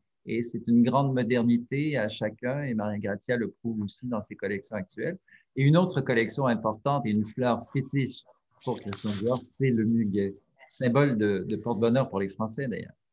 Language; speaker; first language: French; native; French